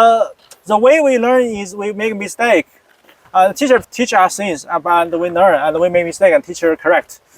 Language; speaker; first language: English; non-native, fluent; Chinese